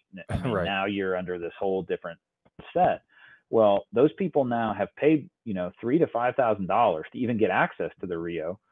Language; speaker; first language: English; native; English